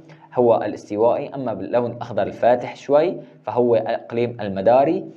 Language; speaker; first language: Arabic; native; Arabic